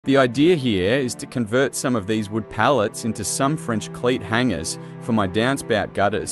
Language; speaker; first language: English; native; English